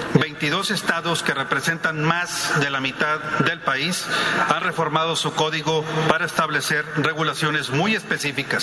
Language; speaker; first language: Spanish; native; Spanish